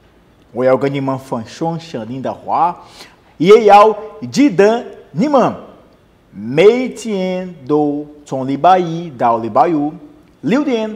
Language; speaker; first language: Chinese; non-native, learner; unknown